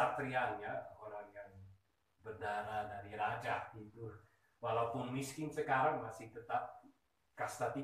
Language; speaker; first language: Indonesian; early bilingual, heritage; Dutch